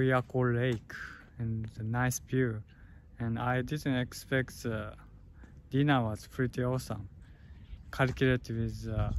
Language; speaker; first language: English; non-native, learner; Japanese